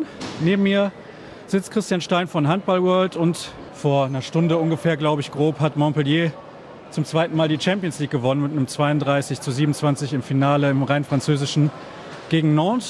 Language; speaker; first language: German; native; German